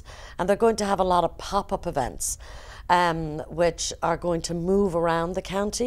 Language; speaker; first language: English; native; English